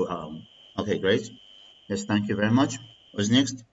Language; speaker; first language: English; non-native, fluent; Arabic